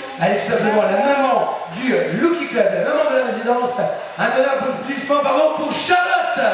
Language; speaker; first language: French; native; French